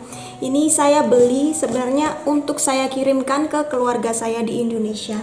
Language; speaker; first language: Indonesian; native; Indonesian